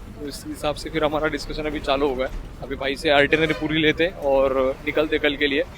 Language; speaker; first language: Hindi; non-native, local second language; Marathi